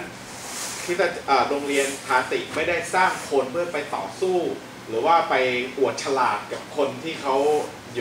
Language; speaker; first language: Thai; native; Thai